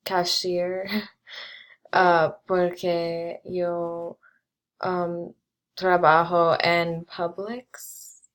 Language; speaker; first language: Spanish; non-native, learner; English